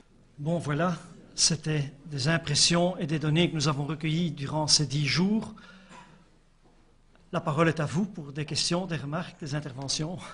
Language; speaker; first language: French; native; French